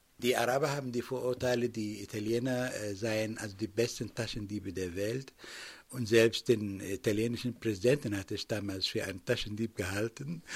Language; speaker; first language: German; non-native, fluent; Arabic